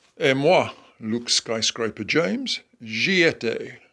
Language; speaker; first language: French; non-native, learner; English